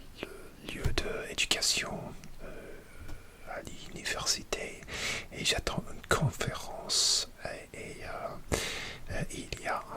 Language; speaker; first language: French; non-native, learner; English